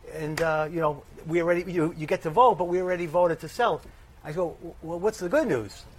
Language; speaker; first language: English; native; English